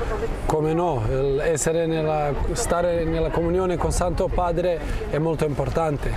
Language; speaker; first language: Italian; non-native, fluent; Croatian